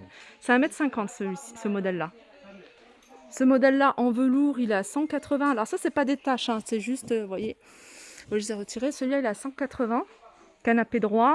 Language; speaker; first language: French; native; French